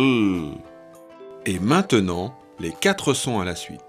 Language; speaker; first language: French; native; French